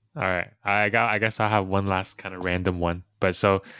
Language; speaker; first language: English; early bilingual, other home language; Chinese